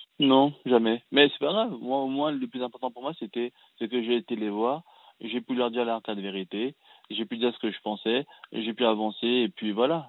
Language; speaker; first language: French; early bilingual, other home language; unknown